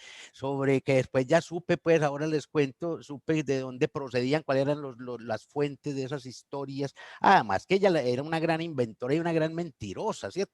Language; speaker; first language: Spanish; native; Spanish